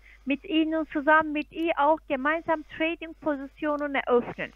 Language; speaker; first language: German; non-native, fluent; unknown